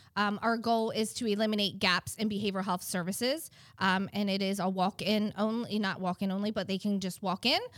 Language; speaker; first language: English; native; English